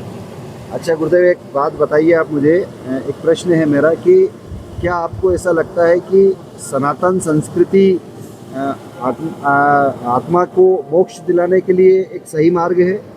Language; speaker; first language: Hindi; native; Hindi